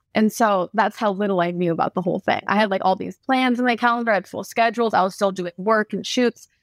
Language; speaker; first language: English; native; English